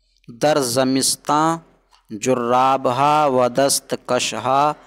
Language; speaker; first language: Persian; non-native, fluent; Urdu